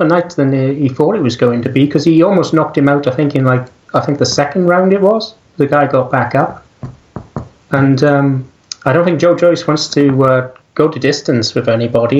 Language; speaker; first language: English; native; English